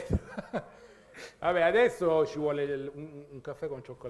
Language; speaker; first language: Italian; native; Italian